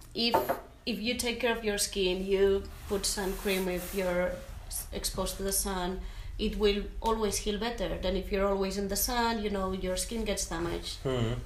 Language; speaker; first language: English; non-native, fluent; Spanish